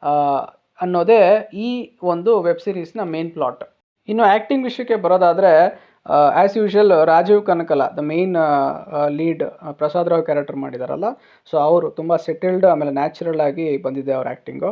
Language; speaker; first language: Kannada; native; Kannada